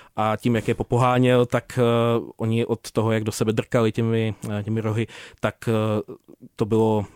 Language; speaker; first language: Czech; native; Czech